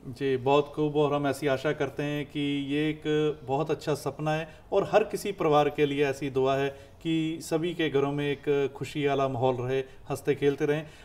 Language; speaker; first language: Hindi; non-native, local second language; Punjabi